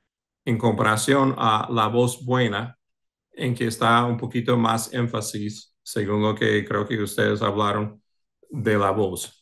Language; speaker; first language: Spanish; non-native, fluent; English